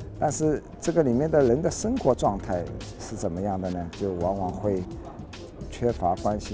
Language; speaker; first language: Chinese; native; Chinese